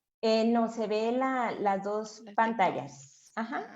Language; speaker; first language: Spanish; native; Spanish